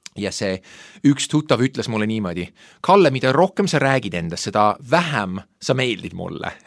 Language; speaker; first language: Estonian; non-native, fluent; English